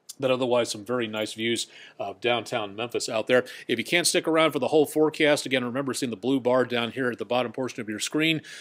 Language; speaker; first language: English; native; English